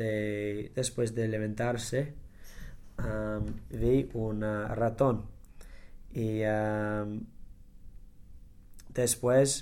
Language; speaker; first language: Spanish; non-native, learner; English